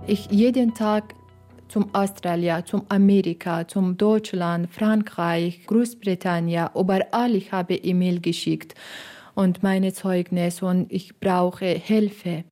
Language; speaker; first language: German; non-native, learner; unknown